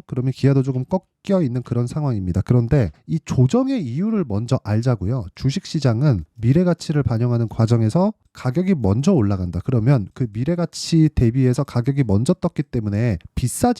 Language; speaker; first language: Korean; native; Korean